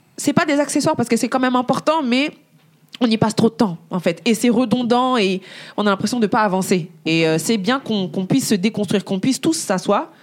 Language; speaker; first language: French; early bilingual, other home language; Bambara